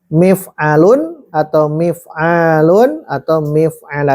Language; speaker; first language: Arabic; non-native, fluent; Indonesian